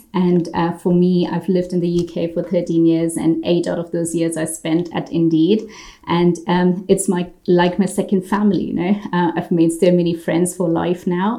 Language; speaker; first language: English; non-native, local second language; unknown